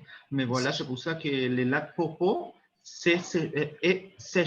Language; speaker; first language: French; non-native, learner; Spanish